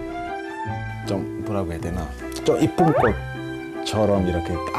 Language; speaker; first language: Korean; non-native, fluent; Amharic